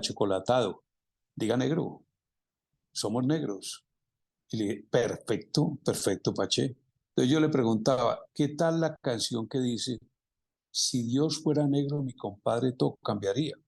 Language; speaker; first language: Spanish; native; Spanish